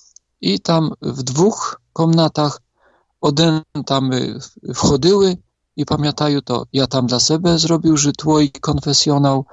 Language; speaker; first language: Polish; non-native, learner; Ukrainian